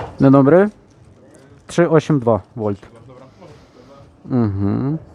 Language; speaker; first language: Polish; non-native, fluent; Ukrainian